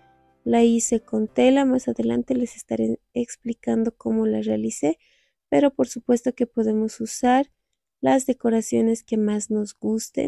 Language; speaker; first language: Spanish; native; Spanish